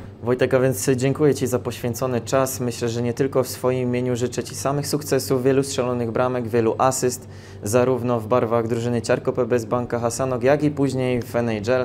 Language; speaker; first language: Polish; native; Polish